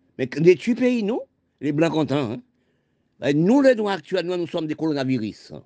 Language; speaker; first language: French; non-native, local second language; Haitian Creole